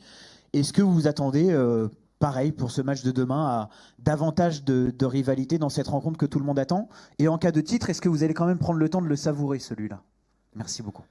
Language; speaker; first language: French; native; French